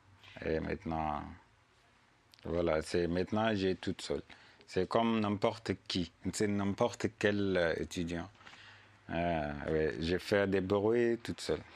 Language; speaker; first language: French; non-native, learner; Arabic